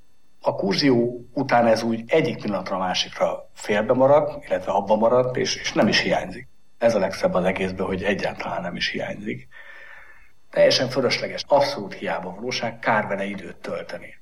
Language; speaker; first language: Hungarian; native; Hungarian